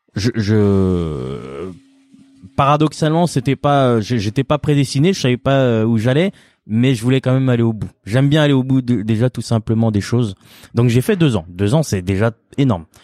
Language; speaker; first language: French; native; French